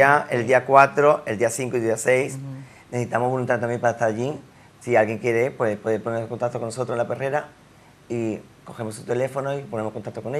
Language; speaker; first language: Spanish; native; Spanish